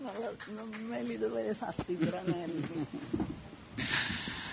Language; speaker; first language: Italian; native; Italian